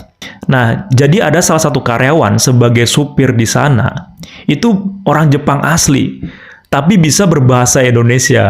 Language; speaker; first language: Indonesian; native; Indonesian